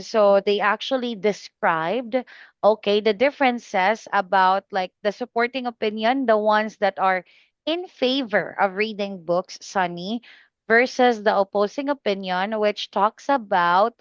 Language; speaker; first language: English; non-native, fluent; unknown